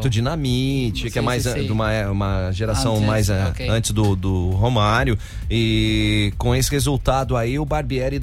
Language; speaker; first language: Portuguese; native; Portuguese